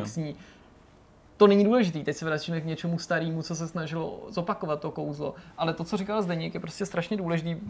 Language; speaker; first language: Czech; native; Czech